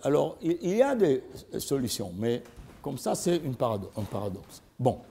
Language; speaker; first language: French; non-native, learner; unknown